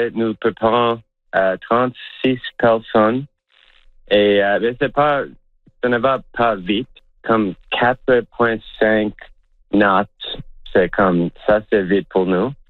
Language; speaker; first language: French; non-native, local second language; English